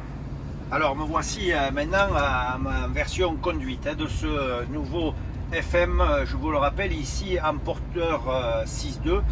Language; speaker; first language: French; native; French